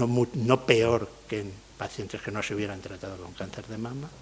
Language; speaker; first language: Spanish; native; Spanish